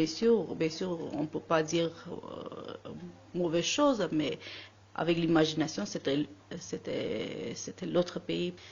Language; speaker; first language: French; non-native, learner; Armenian